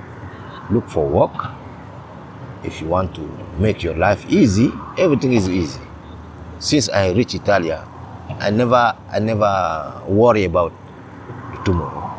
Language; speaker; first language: English; non-native, learner; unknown